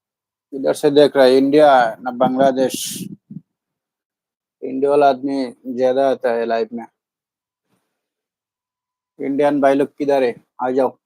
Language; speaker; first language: Hindi; non-native, learner; Bangla